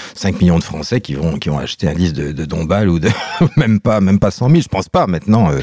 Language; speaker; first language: French; native; French